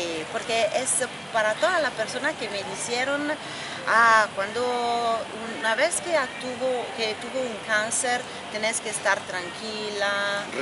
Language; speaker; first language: Spanish; non-native, fluent; Italian